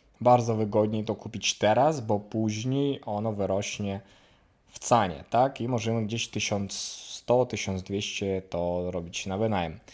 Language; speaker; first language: Polish; non-native, learner; Ukrainian